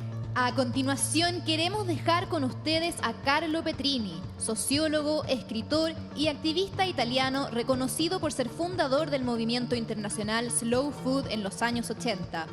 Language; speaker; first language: Spanish; native; Spanish